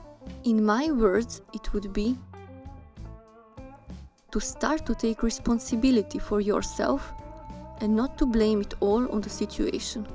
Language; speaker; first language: English; non-native, fluent; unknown